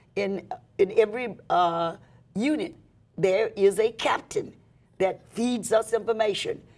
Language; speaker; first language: English; native; English